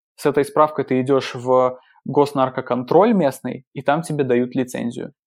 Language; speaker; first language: Russian; native; Russian